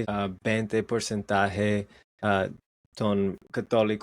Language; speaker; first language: Spanish; non-native, learner; English